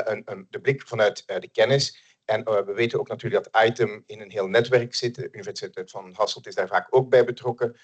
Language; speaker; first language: Dutch; native; Dutch